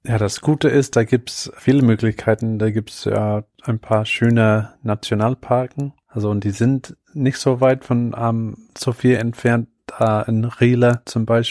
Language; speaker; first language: German; non-native, fluent; English